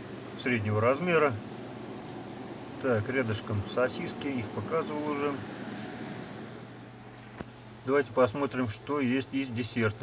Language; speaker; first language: Russian; native; Russian